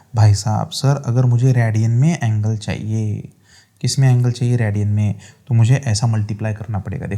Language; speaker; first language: Hindi; non-native, local second language; Marathi